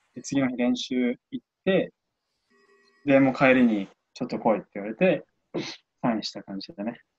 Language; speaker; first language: Japanese; native; Japanese